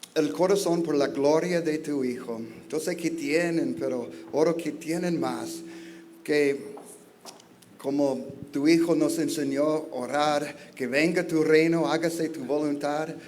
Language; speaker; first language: Spanish; non-native, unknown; English